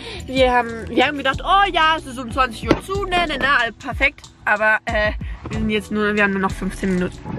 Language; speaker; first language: German; early bilingual, heritage; German